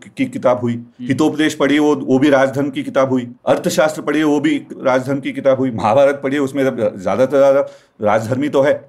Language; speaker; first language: Hindi; non-native, local second language; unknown